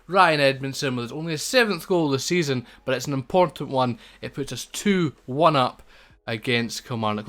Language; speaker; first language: English; native; English